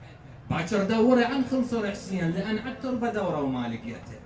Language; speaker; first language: Arabic; native; Arabic